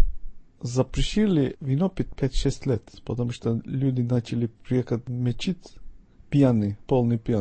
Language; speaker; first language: Russian; non-native, learner; Turkish